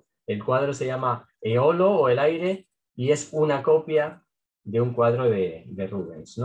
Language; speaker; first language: Spanish; native; Spanish